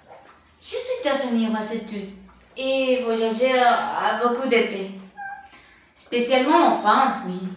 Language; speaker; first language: French; non-native, learner; Spanish